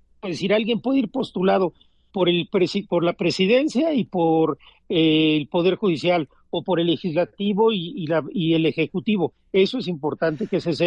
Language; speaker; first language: Spanish; native; Spanish